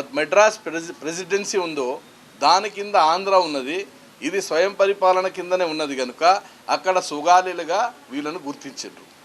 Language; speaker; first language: Telugu; non-native, local second language; Lambadi